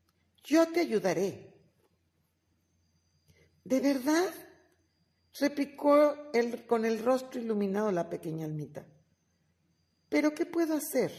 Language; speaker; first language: Spanish; native; Spanish